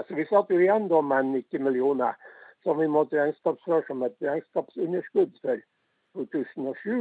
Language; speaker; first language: Norwegian; native; Norwegian